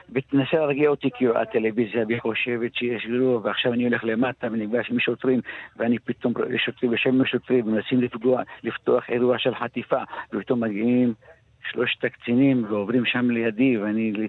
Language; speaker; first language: Hebrew; early bilingual, other home language; Arabic